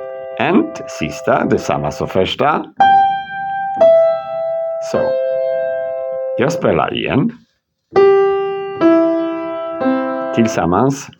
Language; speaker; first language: Swedish; non-native, learner; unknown